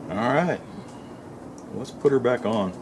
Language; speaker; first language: English; native; English